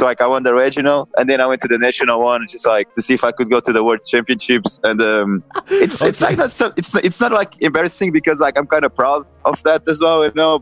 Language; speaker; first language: English; non-native, fluent; Portuguese